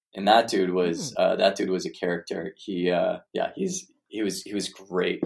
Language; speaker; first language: English; native; English